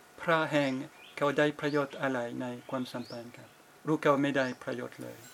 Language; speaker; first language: Thai; non-native, fluent; French